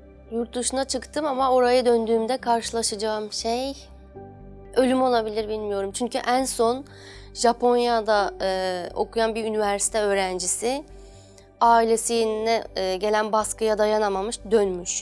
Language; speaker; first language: Turkish; non-native, fluent; Uyghur